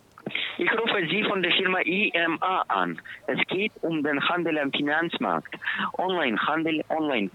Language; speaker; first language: German; non-native, fluent; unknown